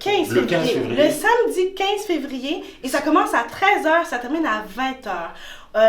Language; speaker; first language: French; native; French